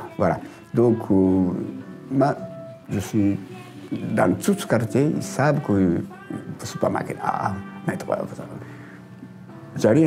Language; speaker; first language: French; non-native, learner; Japanese